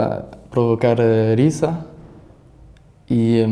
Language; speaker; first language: Spanish; non-native, learner; French